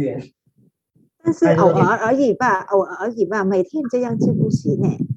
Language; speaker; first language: Chinese; non-native, fluent; Vietnamese